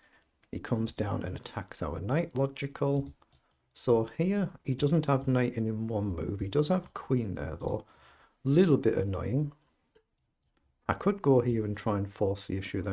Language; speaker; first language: English; native; English